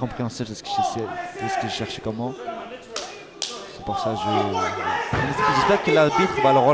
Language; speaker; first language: French; native; French